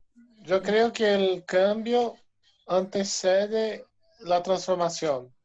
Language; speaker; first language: Spanish; non-native, fluent; Portuguese